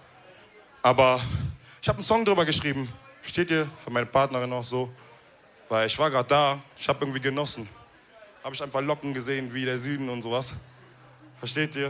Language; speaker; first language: German; early bilingual, other home language; Wolof